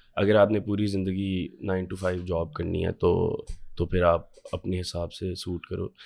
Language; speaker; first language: Urdu; native; Urdu